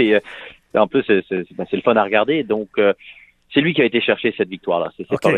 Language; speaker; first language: French; native; French